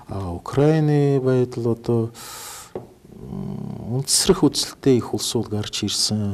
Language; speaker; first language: Mongolian; non-native, fluent; Russian